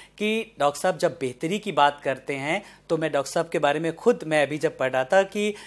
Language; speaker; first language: Hindi; native; Hindi